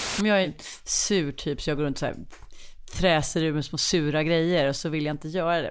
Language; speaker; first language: Swedish; native; Swedish